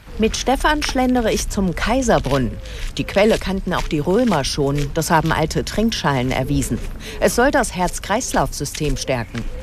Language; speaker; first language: German; native; German